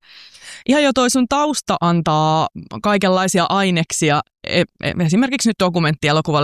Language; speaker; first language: Finnish; native; Finnish